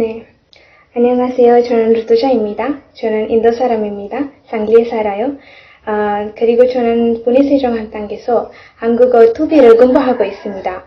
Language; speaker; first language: Korean; non-native, learner; Marathi